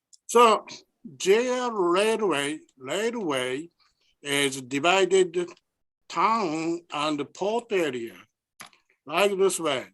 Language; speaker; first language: English; non-native, learner; Japanese